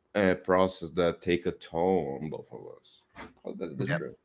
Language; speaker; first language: English; non-native, fluent; Portuguese